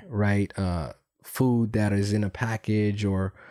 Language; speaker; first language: English; early bilingual, other home language; Spanish